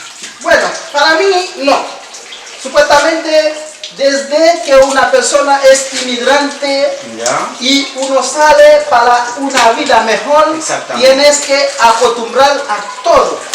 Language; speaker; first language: Spanish; non-native, learner; Haitian Creole